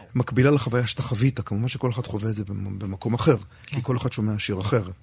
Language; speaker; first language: Hebrew; native; Hebrew